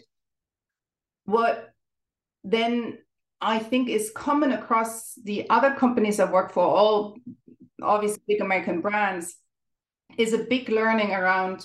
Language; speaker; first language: English; non-native, fluent; German